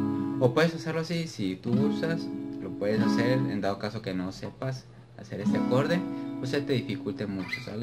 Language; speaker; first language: Spanish; native; Spanish